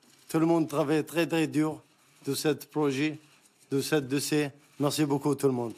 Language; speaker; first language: French; non-native, learner; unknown